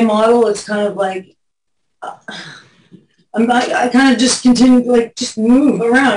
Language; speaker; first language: English; native; English